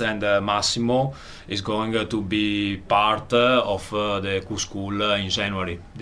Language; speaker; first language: English; non-native, learner; Italian